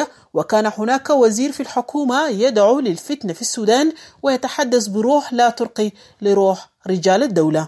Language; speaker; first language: Arabic; native; Arabic